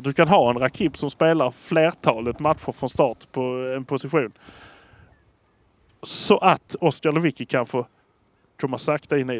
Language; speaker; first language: Swedish; native; Swedish